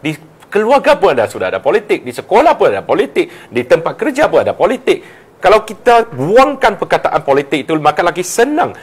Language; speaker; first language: Malay; non-native, local second language; Chinese